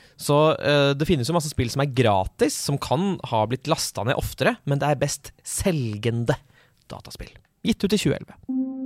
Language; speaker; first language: Norwegian; native; Norwegian